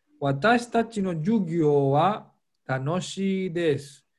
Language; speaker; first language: Japanese; non-native, fluent; Spanish